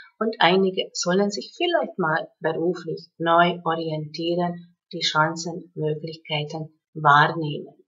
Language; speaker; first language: German; non-native, fluent; Hungarian